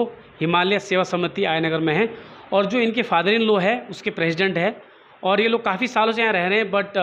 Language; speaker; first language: Hindi; native; Hindi